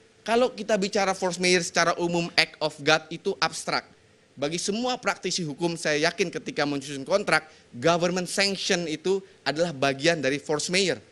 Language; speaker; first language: Indonesian; native; Indonesian